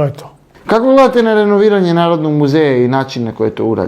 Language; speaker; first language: Serbian; native; Serbian